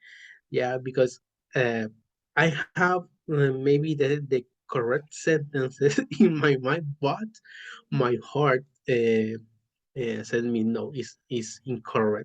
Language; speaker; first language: English; non-native, learner; Spanish